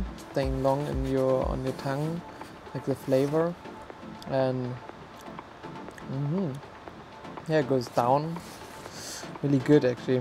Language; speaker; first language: English; non-native, fluent; German